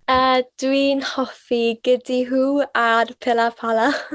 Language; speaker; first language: Welsh; non-native, local second language; English